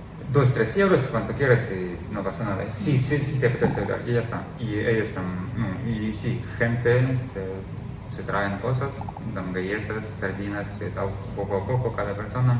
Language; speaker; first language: Spanish; non-native, learner; Ukrainian